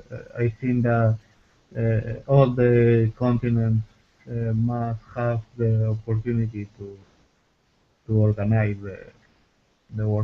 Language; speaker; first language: English; non-native, learner; Spanish